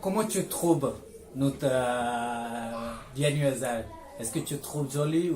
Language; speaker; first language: French; non-native, learner; Bangla